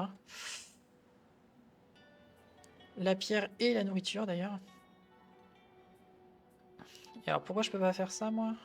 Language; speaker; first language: French; native; French